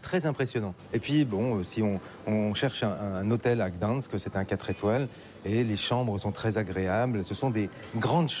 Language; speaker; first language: French; native; French